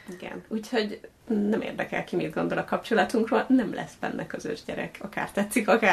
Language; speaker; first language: Hungarian; native; Hungarian